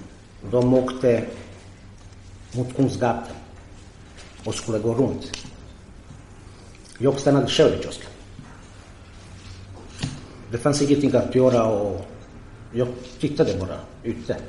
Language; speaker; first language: Swedish; non-native, fluent; Croatian